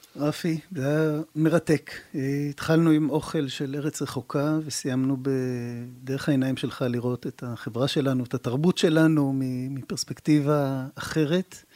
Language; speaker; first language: Hebrew; native; Hebrew